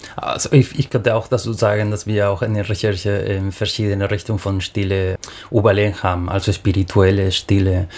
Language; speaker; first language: German; non-native, fluent; Spanish